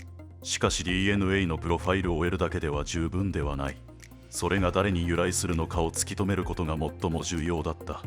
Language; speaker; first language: Japanese; native; Japanese